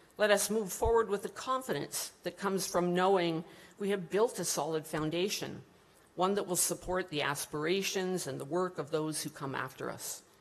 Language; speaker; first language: English; native; English